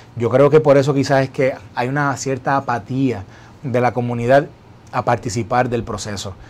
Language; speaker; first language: Spanish; native; Spanish